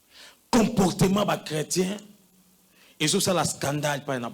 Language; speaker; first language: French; non-native, local second language; Lingala